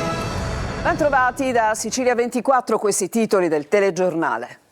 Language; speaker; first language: Italian; native; Italian